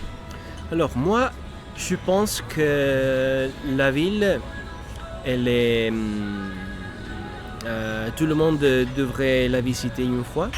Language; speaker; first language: French; non-native, fluent; Italian